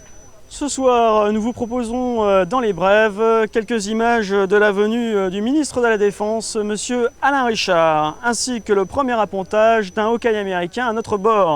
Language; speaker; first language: French; native; French